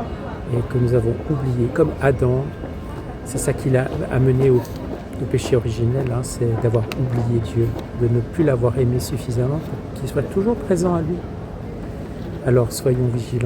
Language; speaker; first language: French; native; French